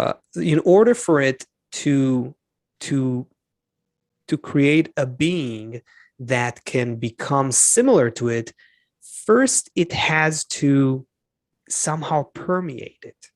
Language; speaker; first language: English; non-native, fluent; Hebrew